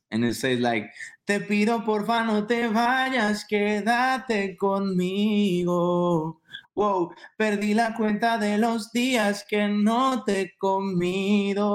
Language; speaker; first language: Spanish; native; Spanish